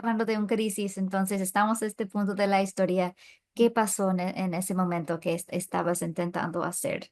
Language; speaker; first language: Spanish; non-native, fluent; English